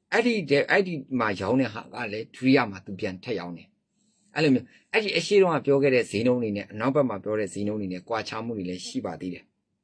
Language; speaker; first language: Burmese; native; Burmese